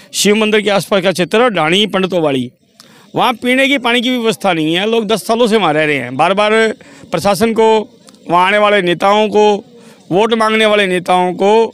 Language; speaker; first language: Hindi; native; Hindi